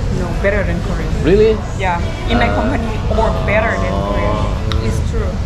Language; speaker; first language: English; non-native, learner; Thai